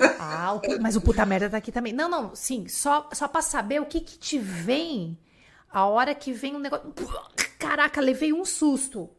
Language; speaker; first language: Portuguese; native; Portuguese